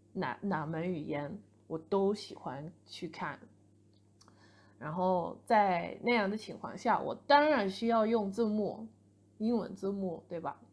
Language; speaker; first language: Chinese; non-native, fluent; English